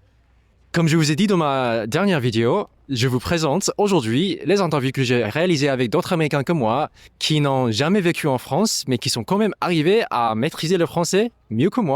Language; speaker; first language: French; non-native, fluent; English